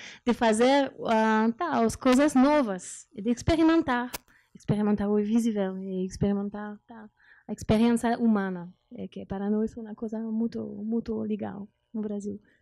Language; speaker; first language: Portuguese; non-native, learner; French